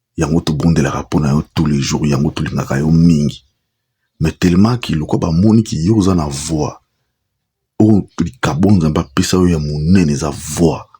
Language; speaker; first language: Lingala; native; Lingala